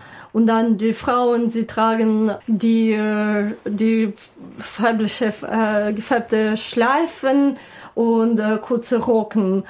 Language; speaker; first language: German; non-native, learner; Ukrainian